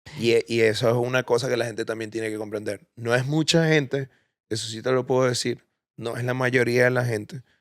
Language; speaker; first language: Spanish; native; Spanish